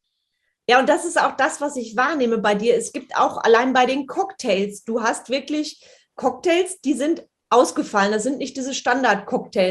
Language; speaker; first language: German; native; German